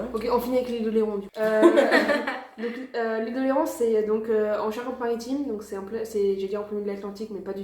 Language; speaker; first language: French; native; French